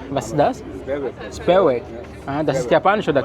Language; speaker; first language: German; non-native, learner; Arabic